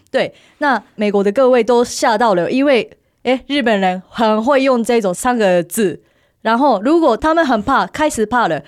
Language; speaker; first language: Chinese; non-native, fluent; Japanese